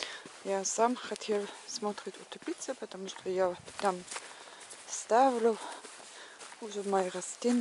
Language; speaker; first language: Russian; non-native, learner; German